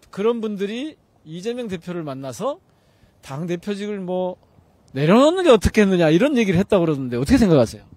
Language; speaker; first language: Korean; native; Korean